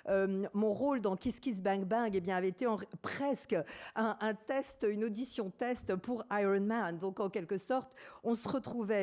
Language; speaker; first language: French; native; French